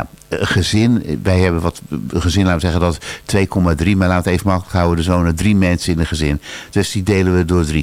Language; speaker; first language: Dutch; native; Dutch